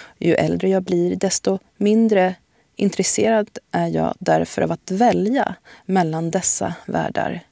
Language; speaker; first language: Swedish; early bilingual, other home language; Arabic